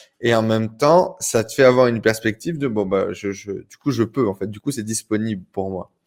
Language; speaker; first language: French; native; French